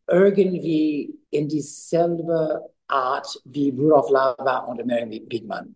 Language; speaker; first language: German; non-native, learner; English